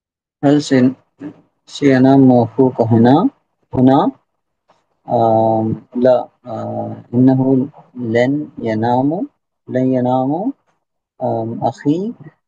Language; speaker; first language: Arabic; non-native, learner; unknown